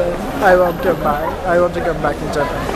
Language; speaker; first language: English; non-native, learner; French